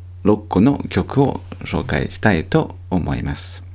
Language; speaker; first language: Japanese; non-native, fluent; French